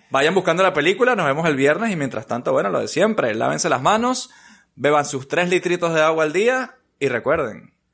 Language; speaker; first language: Spanish; native; Spanish